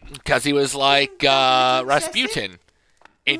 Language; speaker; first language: English; native; English